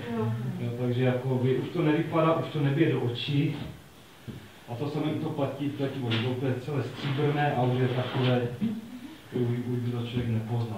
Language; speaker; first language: Czech; native; Czech